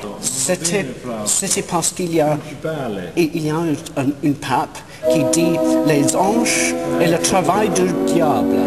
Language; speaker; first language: French; non-native, learner; Italian